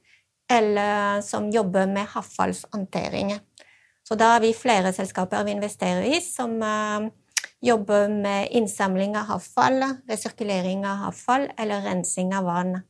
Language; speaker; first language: Norwegian; non-native, fluent; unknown